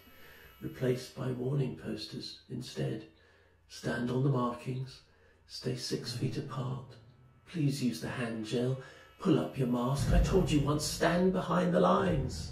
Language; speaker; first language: English; native; English